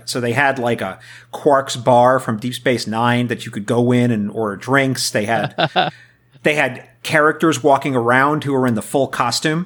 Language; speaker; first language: English; native; English